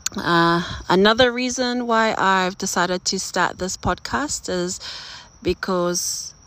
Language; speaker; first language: English; native; English